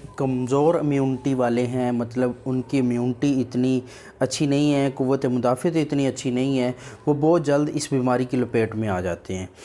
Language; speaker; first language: Urdu; native; Urdu